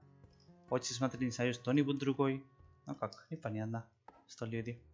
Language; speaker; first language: Russian; non-native, learner; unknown